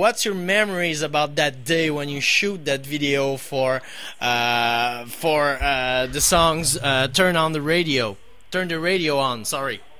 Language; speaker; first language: English; non-native, fluent; French